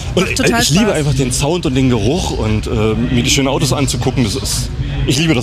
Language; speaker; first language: German; native; German